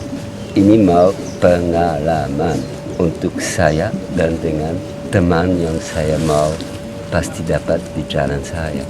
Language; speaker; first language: Indonesian; non-native, learner; French